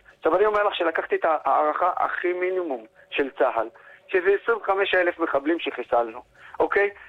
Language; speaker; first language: Hebrew; non-native, local second language; Arabic